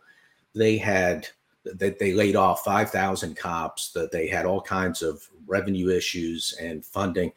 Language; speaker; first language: English; native; English